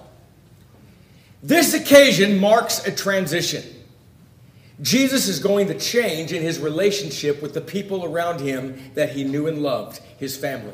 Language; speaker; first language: English; native; English